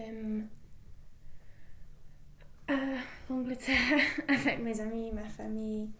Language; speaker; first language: French; non-native, learner; English